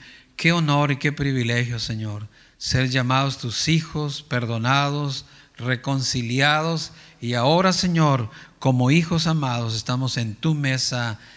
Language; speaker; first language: Spanish; native; Spanish